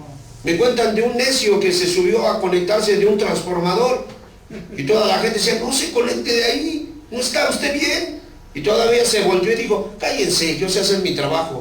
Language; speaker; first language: Spanish; native; Spanish